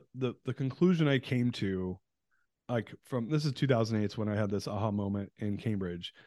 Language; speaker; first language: English; native; English